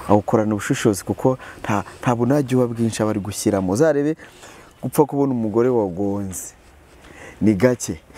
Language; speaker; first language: Kinyarwanda; native; Kinyarwanda